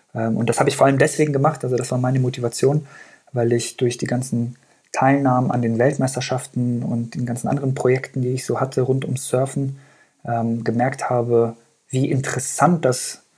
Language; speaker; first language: German; early bilingual, other home language; Persian